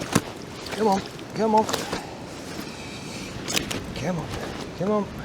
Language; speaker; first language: English; native; English